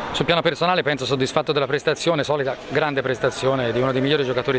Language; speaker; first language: Italian; native; Italian